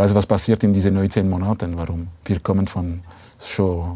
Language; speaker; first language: German; non-native, fluent; Italian